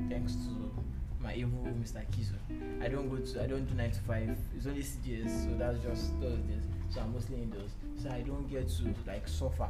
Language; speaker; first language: English; non-native, local second language; Yoruba